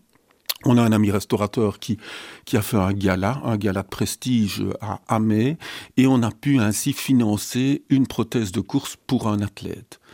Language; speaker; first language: French; native; French